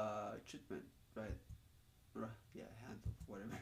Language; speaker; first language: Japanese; non-native, learner; Spanish